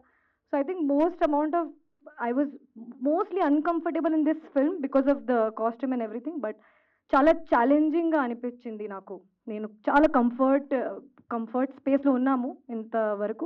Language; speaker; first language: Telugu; non-native, fluent; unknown